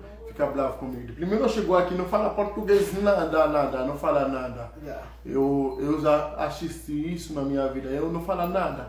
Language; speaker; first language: Portuguese; non-native, learner; Haitian Creole